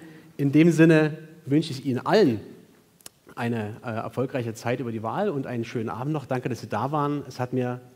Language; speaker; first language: German; native; German